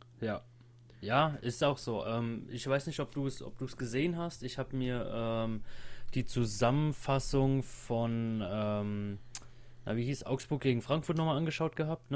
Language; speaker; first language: German; native; German